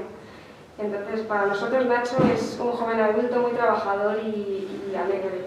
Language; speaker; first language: Spanish; native; Spanish